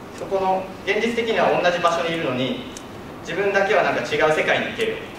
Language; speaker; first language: Japanese; native; Japanese